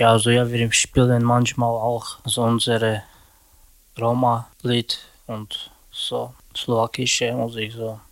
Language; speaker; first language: German; non-native, learner; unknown